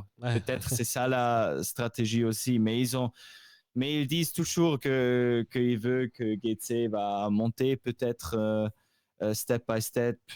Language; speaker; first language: French; non-native, local second language; Swiss German